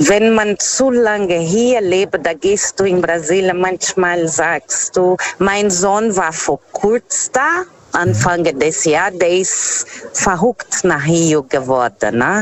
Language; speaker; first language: German; non-native, learner; Portuguese